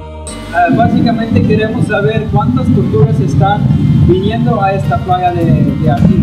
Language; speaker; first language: Spanish; non-native, fluent; English